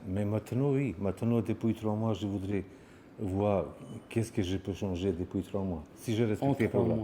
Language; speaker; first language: French; non-native, learner; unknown